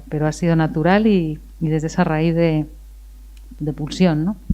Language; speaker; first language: Spanish; native; Spanish